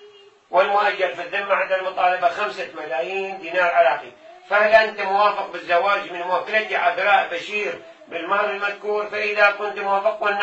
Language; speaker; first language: Arabic; native; Arabic